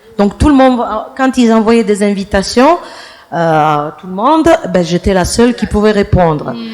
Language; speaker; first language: French; non-native, fluent; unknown